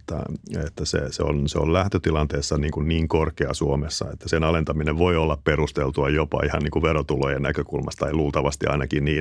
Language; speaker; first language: Finnish; native; Finnish